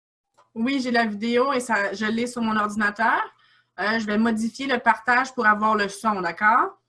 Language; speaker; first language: French; native; French